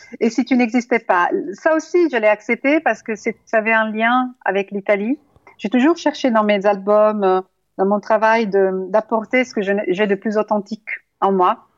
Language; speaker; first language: French; non-native, fluent; Italian